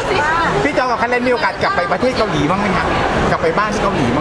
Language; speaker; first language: Thai; native; Thai